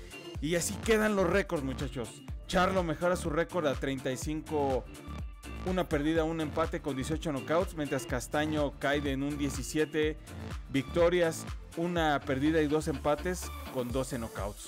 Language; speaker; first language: Spanish; native; Spanish